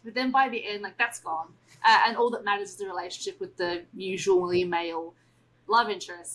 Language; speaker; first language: English; native; English